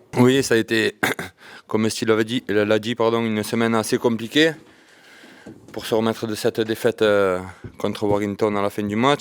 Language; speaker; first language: French; native; French